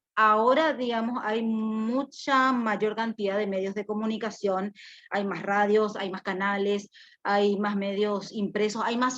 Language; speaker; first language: Spanish; native; Spanish